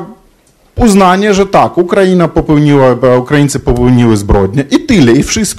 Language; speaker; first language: Polish; non-native, fluent; Ukrainian